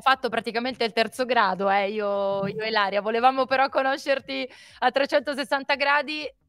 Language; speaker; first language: Italian; native; Italian